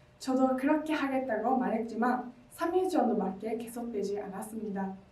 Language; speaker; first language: Korean; non-native, learner; Japanese